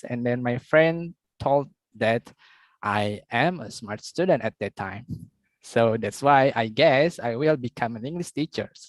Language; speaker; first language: English; non-native, learner; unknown